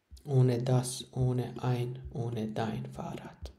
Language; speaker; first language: German; non-native, fluent; Croatian